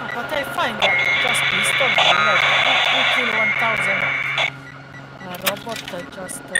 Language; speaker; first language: English; non-native, learner; Hungarian